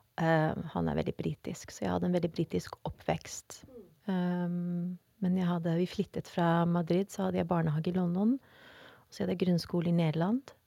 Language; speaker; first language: Norwegian; non-native, fluent; Dutch